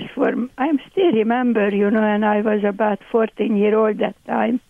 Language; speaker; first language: English; non-native, learner; Hungarian